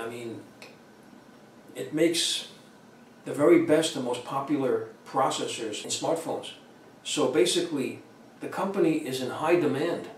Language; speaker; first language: English; native; English